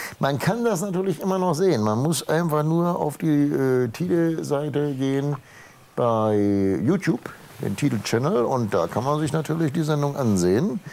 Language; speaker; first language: German; native; German